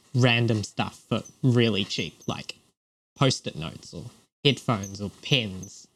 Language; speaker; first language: English; non-native, local second language; Cantonese